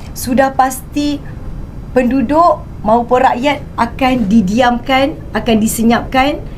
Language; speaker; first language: Malay; native; Malay